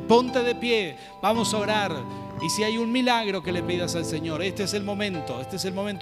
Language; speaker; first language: Spanish; native; Spanish